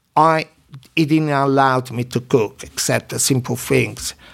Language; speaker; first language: English; non-native, learner; Italian